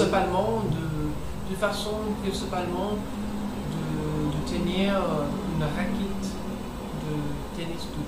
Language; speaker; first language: French; non-native, learner; English